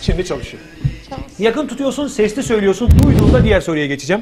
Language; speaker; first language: Turkish; native; Turkish